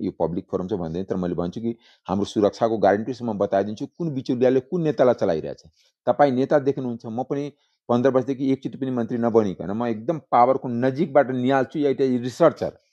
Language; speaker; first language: Nepali; non-native, local second language; Maithili